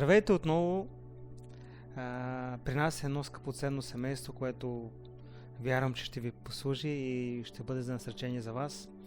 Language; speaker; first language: Bulgarian; native; Bulgarian